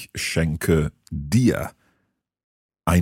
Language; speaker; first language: German; non-native, fluent; English